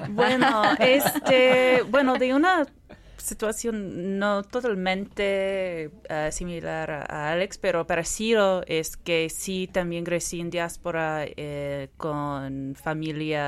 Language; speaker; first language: Spanish; non-native, fluent; English